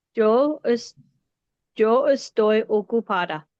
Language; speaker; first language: Spanish; non-native, learner; English